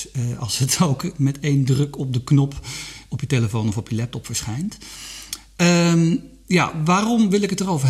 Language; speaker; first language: Dutch; native; Dutch